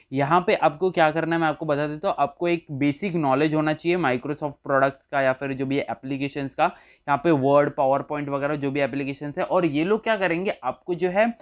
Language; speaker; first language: Hindi; native; Hindi